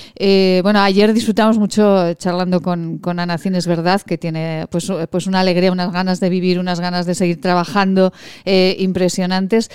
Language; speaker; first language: Spanish; native; Spanish